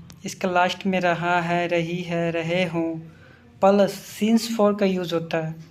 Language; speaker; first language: Hindi; native; Hindi